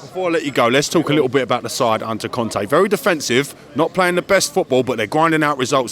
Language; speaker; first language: English; native; English